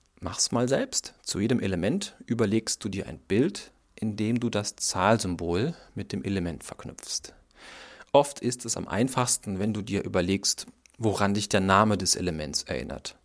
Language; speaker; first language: German; native; German